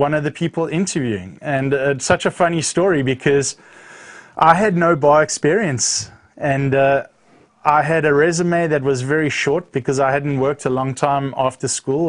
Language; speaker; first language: English; native; English